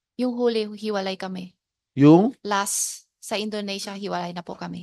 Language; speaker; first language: Filipino; non-native, learner; Chinese